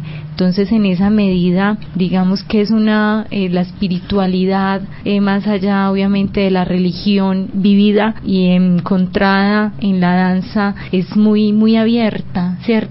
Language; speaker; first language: Spanish; native; Spanish